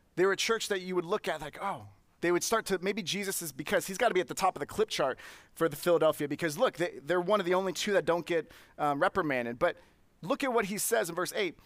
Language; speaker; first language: English; native; English